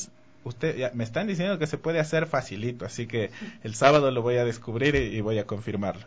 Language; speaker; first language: Spanish; native; Spanish